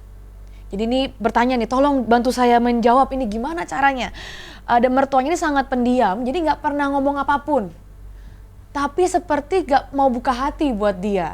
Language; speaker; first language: Indonesian; native; Indonesian